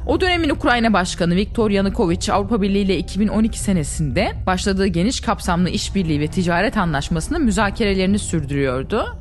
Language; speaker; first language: Turkish; native; Turkish